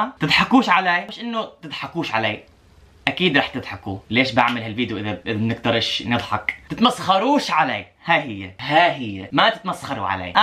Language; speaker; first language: Arabic; non-native, fluent; English